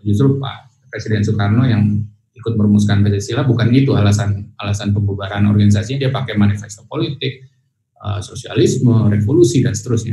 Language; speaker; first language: Indonesian; native; Indonesian